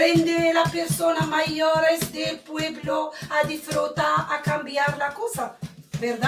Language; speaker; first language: Spanish; non-native, learner; Arabic